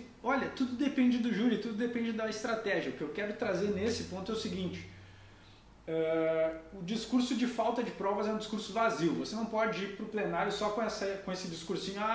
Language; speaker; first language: Portuguese; native; Portuguese